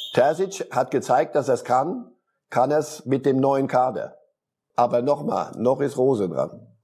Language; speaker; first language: German; early bilingual, other home language; Polish